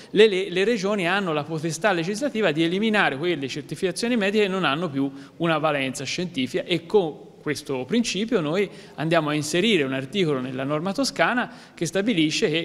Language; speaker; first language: Italian; native; Italian